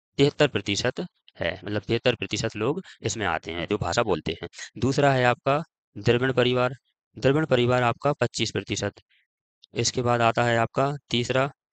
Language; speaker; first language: Hindi; native; Hindi